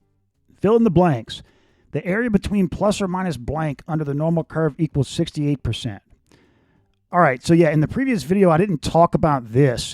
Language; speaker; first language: English; native; English